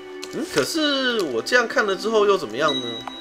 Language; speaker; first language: Chinese; native; Chinese